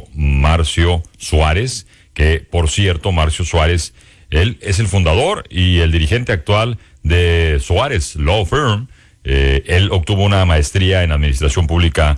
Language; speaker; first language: Spanish; native; Spanish